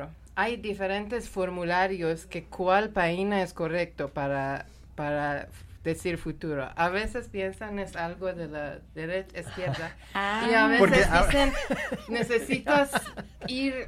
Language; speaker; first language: Spanish; non-native, learner; Persian